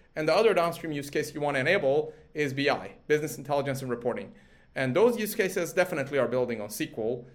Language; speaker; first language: English; early bilingual, other home language; Swedish